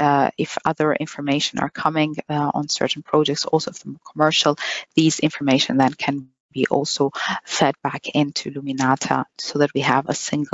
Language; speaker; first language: English; non-native, fluent; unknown